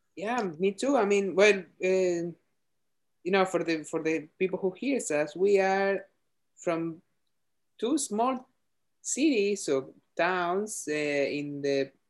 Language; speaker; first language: English; non-native, fluent; Spanish